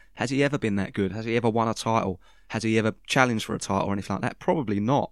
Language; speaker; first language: English; native; English